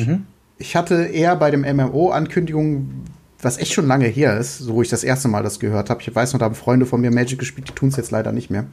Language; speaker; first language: German; native; German